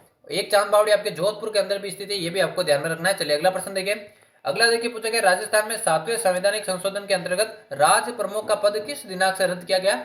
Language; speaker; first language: Hindi; native; Hindi